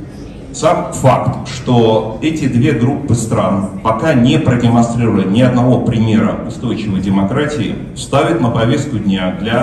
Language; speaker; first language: Russian; native; Russian